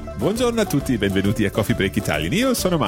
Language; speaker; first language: Italian; non-native, fluent; English